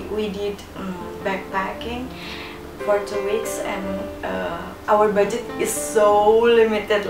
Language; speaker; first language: English; non-native, learner; Indonesian